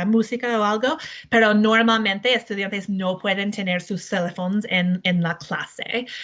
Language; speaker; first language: Spanish; non-native, learner; English